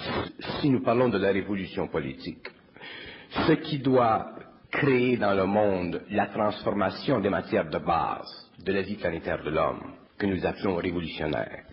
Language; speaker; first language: French; native; French